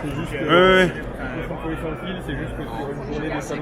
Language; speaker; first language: French; native; French